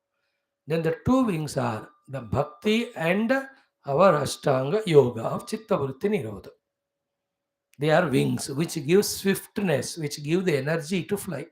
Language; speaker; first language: English; non-native, local second language; Hindi